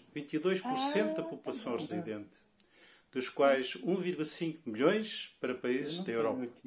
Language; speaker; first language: Portuguese; native; Portuguese